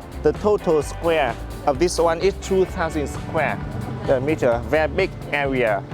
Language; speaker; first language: English; non-native, fluent; Vietnamese